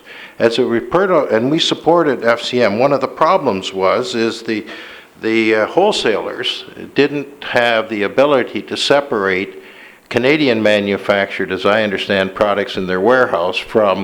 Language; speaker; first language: English; native; English